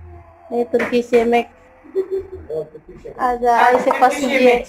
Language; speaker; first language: Turkish; non-native, learner; Indonesian